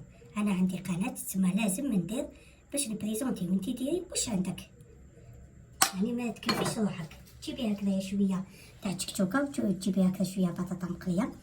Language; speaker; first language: Arabic; native; Arabic